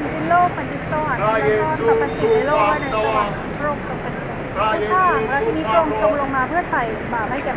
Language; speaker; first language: Thai; native; Thai